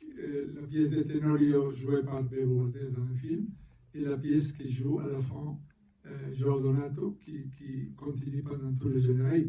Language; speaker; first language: French; non-native, fluent; Spanish